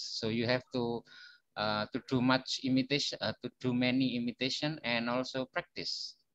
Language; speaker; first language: English; non-native, fluent; Indonesian